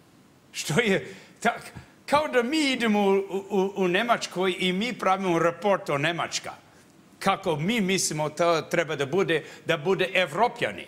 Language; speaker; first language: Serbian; early bilingual, heritage; English